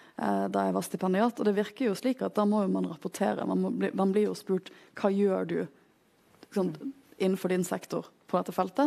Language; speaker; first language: Norwegian; native; Norwegian